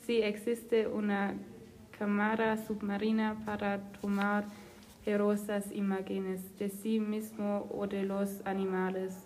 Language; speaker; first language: Spanish; non-native, learner; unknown